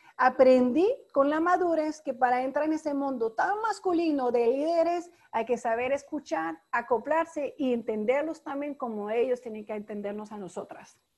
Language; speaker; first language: Spanish; non-native, fluent; French